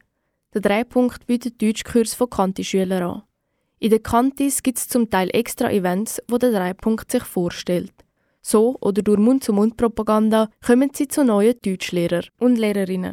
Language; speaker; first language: German; native; German